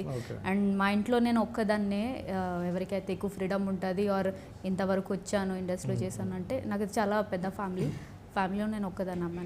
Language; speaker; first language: Telugu; non-native, learner; Odia